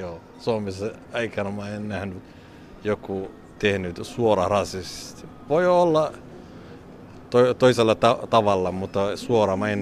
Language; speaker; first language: Finnish; non-native, learner; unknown